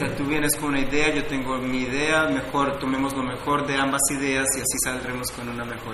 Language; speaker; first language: Spanish; native; Spanish